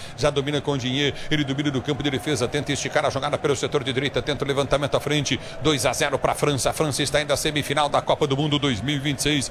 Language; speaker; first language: Portuguese; native; Portuguese